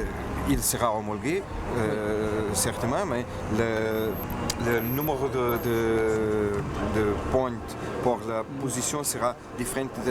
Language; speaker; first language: French; non-native, fluent; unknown